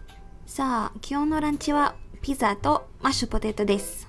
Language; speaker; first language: Japanese; non-native, fluent; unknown